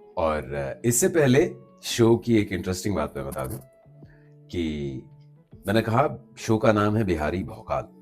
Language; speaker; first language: Hindi; native; Hindi